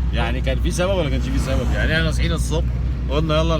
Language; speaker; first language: Arabic; native; Arabic